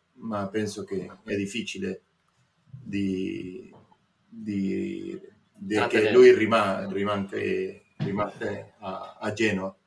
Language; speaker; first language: Italian; non-native, learner; Spanish